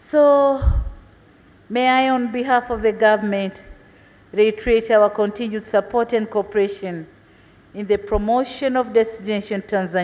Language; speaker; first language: English; non-native, local second language; Swahili